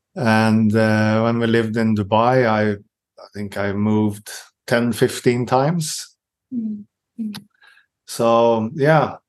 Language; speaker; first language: English; non-native, fluent; Swedish